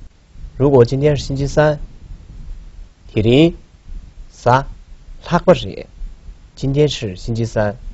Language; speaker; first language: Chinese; non-native, local second language; Tibetan